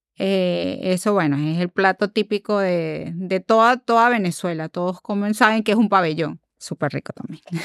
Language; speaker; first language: Spanish; native; Spanish